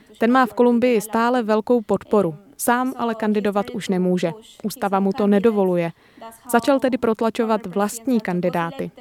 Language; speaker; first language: Czech; native; Czech